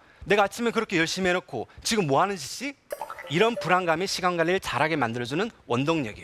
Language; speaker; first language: Korean; native; Korean